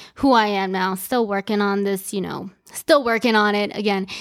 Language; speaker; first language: English; early bilingual, other home language; Chinese